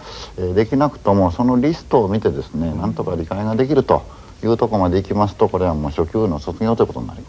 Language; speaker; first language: Japanese; native; Japanese